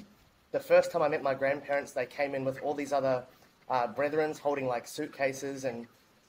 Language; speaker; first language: English; native; English